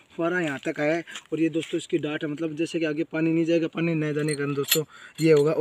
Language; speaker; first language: Hindi; non-native, local second language; Rajasthani